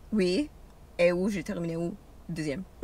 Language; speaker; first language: French; non-native, learner; English